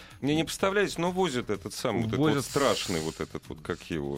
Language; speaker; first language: Russian; native; Russian